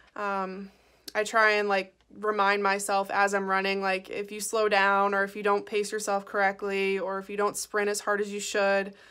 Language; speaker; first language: English; native; English